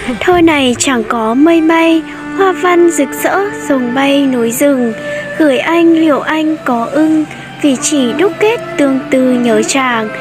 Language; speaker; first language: Vietnamese; non-native, local second language; Hmong